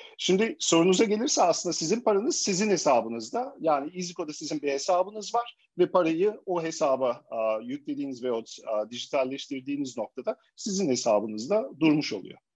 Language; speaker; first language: Turkish; early bilingual, heritage; Turkish